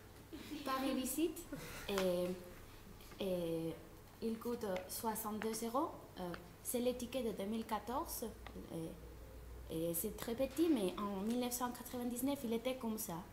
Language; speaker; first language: French; non-native, fluent; Spanish